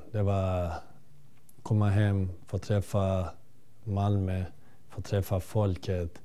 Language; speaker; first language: Swedish; early bilingual, other home language; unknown